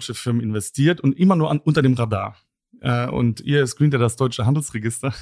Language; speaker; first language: German; non-native, local second language; Luxembourgish